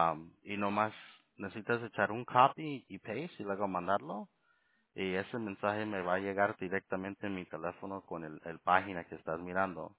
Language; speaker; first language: Spanish; early bilingual, heritage; Spanish